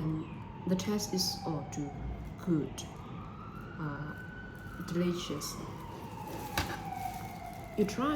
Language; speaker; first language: English; non-native, learner; Burmese